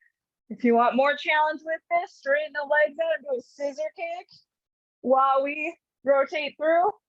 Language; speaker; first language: English; native; English